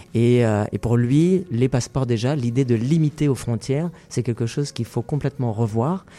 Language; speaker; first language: French; native; French